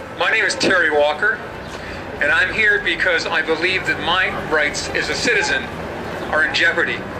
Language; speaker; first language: English; native; English